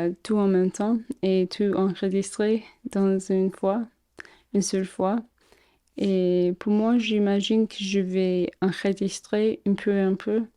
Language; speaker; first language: French; non-native, fluent; English